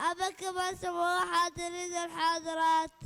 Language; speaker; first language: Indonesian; non-native, learner; Arabic